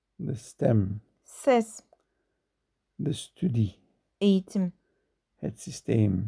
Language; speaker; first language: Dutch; non-native, learner; Turkish